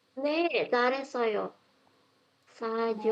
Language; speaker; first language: Korean; non-native, fluent; Indonesian